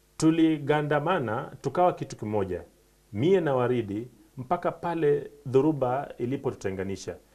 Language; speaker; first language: Swahili; native; Swahili